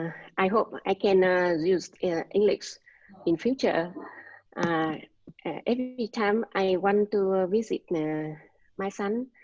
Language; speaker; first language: English; non-native, learner; Vietnamese